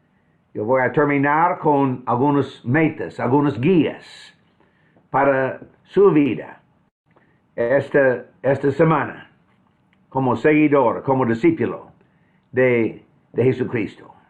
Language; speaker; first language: Spanish; non-native, fluent; English